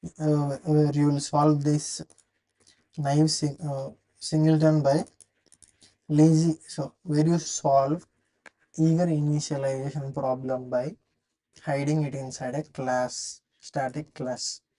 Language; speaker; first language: English; non-native, fluent; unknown